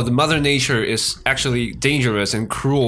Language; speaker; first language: English; non-native, fluent; Chinese